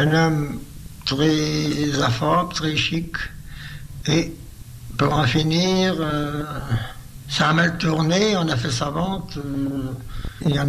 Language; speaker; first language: French; native; French